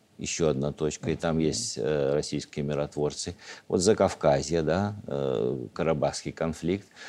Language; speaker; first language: Russian; native; Russian